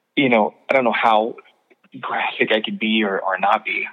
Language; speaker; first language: English; native; English